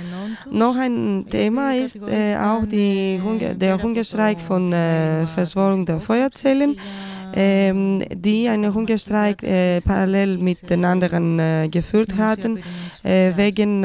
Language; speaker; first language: German; non-native, fluent; Greek